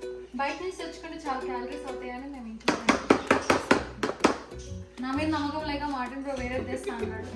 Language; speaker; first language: Telugu; native; Telugu